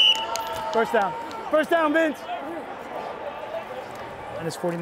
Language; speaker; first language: English; native; English